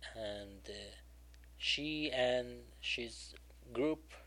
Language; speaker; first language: English; non-native, learner; Persian